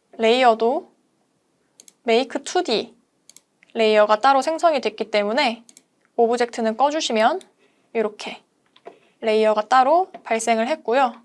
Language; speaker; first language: Korean; native; Korean